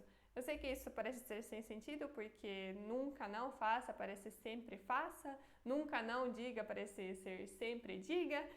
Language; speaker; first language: Portuguese; non-native, fluent; Polish